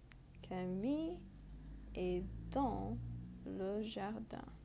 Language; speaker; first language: French; non-native, fluent; English